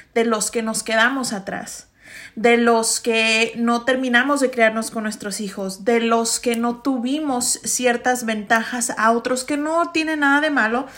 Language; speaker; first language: Spanish; early bilingual, heritage; Spanish